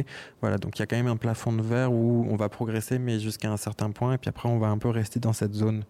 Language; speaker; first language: French; native; French